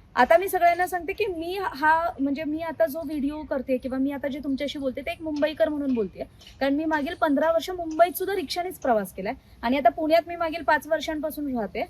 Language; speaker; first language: Marathi; native; Marathi